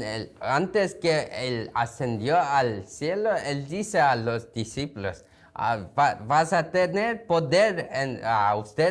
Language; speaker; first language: Spanish; non-native, fluent; Korean